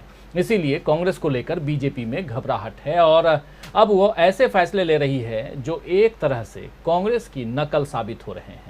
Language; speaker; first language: Hindi; native; Hindi